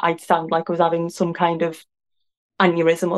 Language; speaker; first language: English; native; English